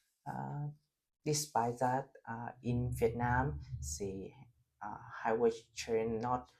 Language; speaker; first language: English; non-native, learner; Vietnamese